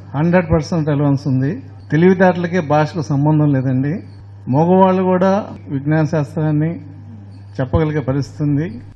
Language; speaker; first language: Telugu; native; Telugu